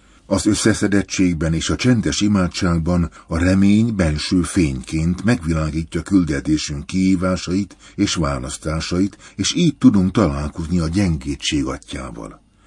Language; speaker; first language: Hungarian; native; Hungarian